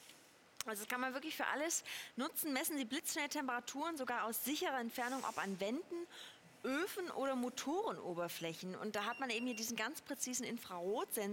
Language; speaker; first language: German; native; German